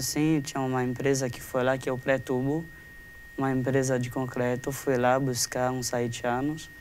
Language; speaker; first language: Portuguese; non-native, fluent; Haitian Creole